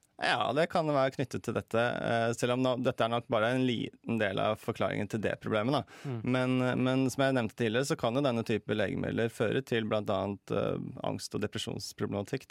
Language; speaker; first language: Norwegian; native; Norwegian